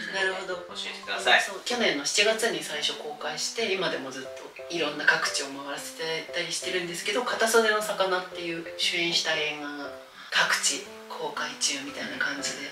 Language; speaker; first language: Japanese; native; Japanese